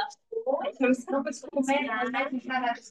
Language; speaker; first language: French; non-native, learner; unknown